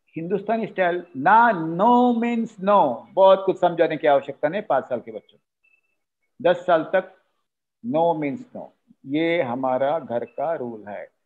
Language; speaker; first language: Hindi; non-native, local second language; Marathi